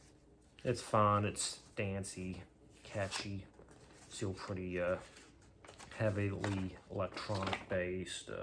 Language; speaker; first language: English; native; English